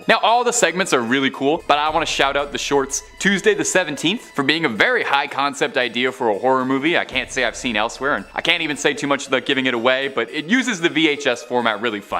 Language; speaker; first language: English; native; English